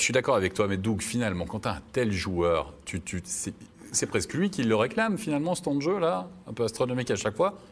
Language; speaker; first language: French; native; French